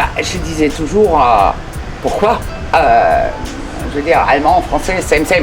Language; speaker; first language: French; non-native, fluent; German